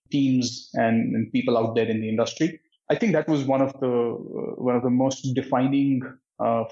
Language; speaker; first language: English; non-native, local second language; Hindi